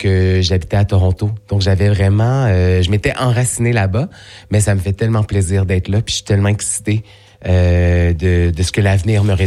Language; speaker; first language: French; native; French